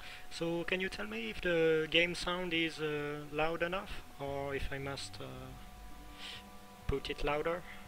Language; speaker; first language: English; non-native, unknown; French